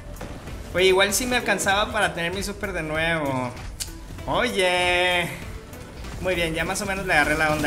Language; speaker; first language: Spanish; native; Spanish